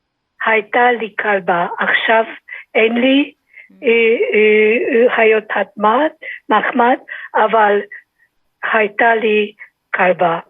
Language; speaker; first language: Hebrew; non-native, learner; German